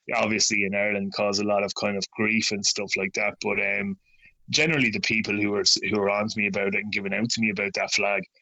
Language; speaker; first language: English; native; English